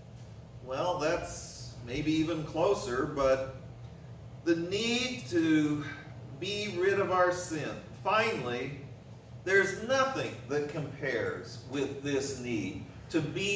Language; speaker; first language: English; native; English